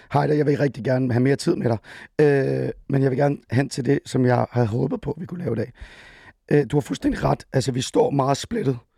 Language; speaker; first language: Danish; early bilingual, other home language; Persian